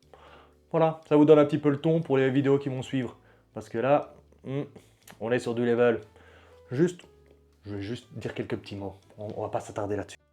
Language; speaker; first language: French; native; French